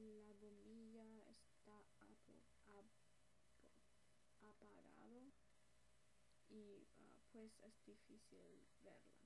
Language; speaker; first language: Spanish; non-native, learner; English